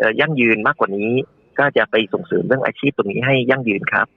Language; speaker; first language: Thai; native; Thai